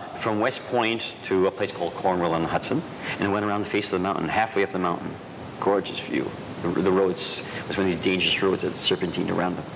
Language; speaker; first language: English; native; English